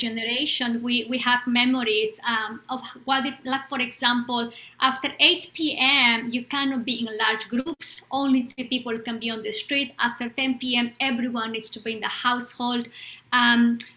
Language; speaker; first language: English; non-native, fluent; Spanish